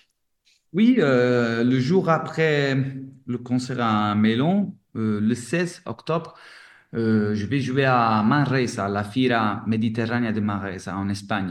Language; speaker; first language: French; non-native, fluent; Italian